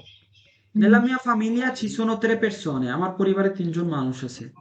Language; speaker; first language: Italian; non-native, fluent; Bangla